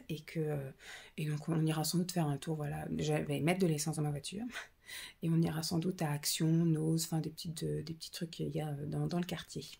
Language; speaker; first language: French; native; French